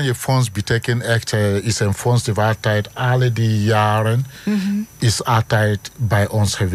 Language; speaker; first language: Dutch; non-native, fluent; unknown